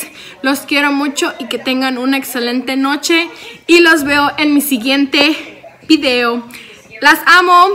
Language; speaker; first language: Spanish; early bilingual, heritage; Spanish